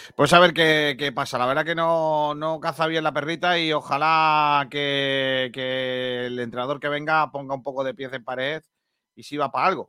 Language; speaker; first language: Spanish; native; Spanish